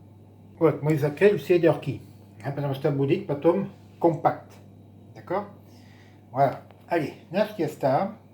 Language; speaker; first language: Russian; non-native, learner; French